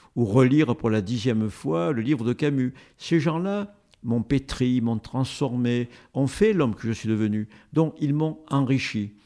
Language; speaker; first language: French; native; French